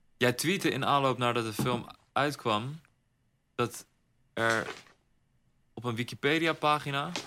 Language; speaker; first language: Dutch; native; Dutch